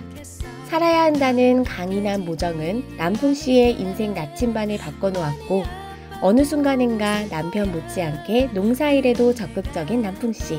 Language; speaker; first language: Korean; native; Korean